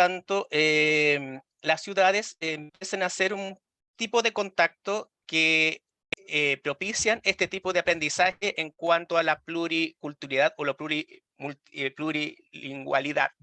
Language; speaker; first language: Spanish; native; Spanish